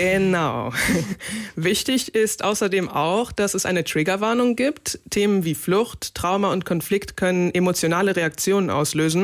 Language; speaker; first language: German; native; German